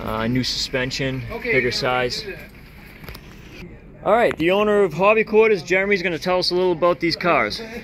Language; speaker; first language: English; native; English